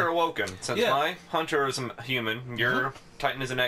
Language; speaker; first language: English; native; English